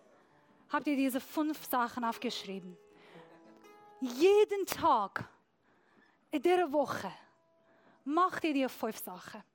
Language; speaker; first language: German; non-native, fluent; Persian